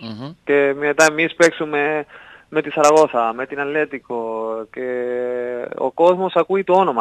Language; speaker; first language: Greek; non-native, learner; Spanish